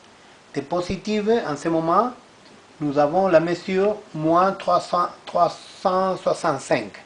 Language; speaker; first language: French; non-native, learner; Italian